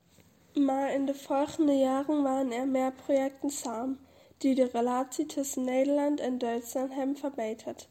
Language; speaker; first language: Dutch; non-native, learner; German